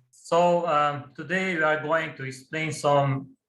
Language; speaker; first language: English; non-native, fluent; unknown